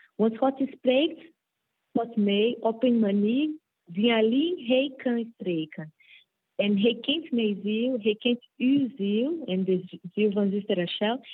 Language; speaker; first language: Dutch; non-native, fluent; Portuguese